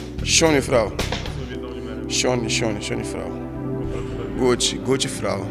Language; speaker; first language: German; non-native, learner; Portuguese